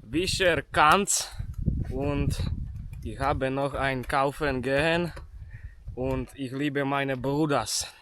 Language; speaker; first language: German; non-native, learner; Slovak